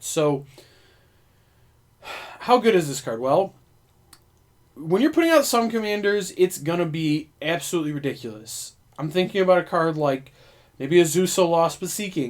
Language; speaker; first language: English; native; English